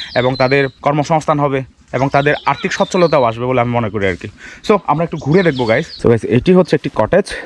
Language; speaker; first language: Bangla; native; Bangla